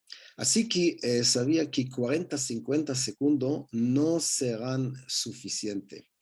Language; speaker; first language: Spanish; non-native, learner; Hebrew